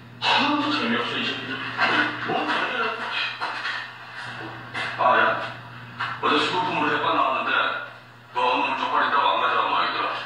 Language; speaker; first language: Korean; native; Korean